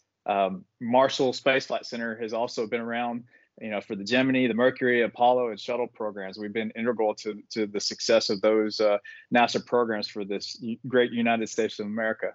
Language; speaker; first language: English; native; English